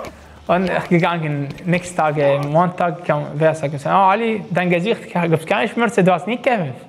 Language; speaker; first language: German; non-native, local second language; Arabic